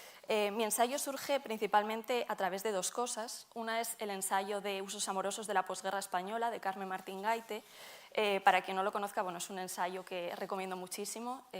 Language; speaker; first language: Spanish; native; Spanish